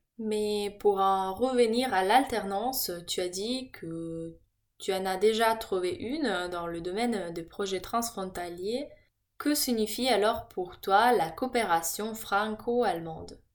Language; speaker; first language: French; non-native, fluent; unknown